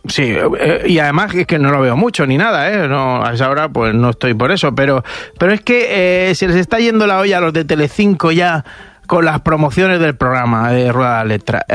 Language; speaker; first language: Spanish; native; Spanish